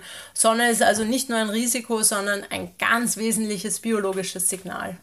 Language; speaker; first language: German; native; German